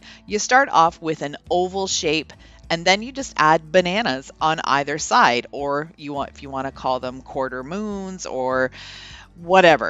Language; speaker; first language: English; native; English